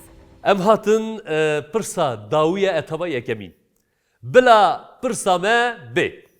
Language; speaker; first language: Kurdish; native; Kurdish